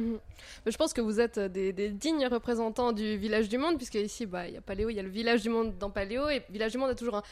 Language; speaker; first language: French; native; French